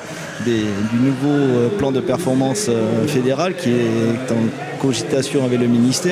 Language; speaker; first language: French; native; French